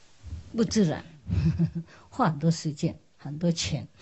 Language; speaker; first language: Chinese; non-native, fluent; Vietnamese